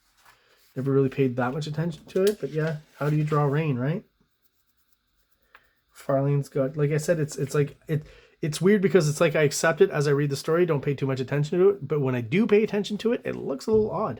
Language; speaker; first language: English; native; English